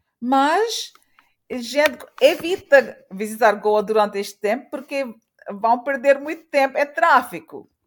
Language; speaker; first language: Portuguese; early bilingual, heritage; Portuguese